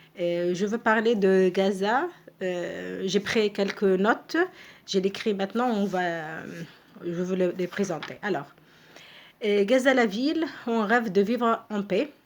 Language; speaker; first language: French; non-native, fluent; Arabic